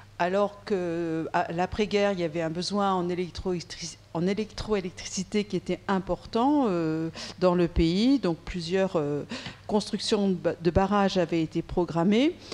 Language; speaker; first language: French; native; French